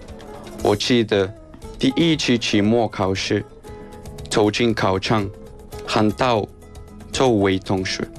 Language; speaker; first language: Chinese; non-native, fluent; Spanish